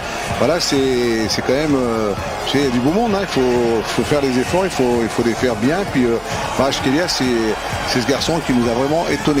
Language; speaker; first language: French; native; French